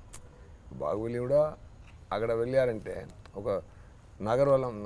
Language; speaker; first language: Telugu; non-native, learner; Tamil